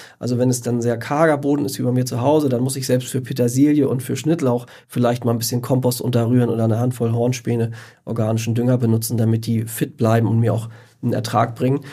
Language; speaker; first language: German; native; German